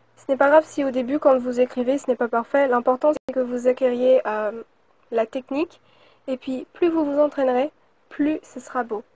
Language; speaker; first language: French; early bilingual, other home language; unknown